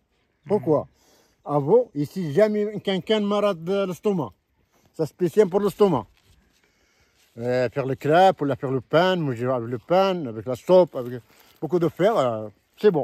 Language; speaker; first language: French; non-native, learner; Arabic